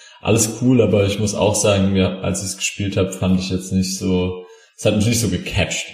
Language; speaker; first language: German; native; German